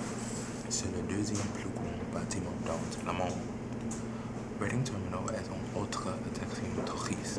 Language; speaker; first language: French; non-native, learner; English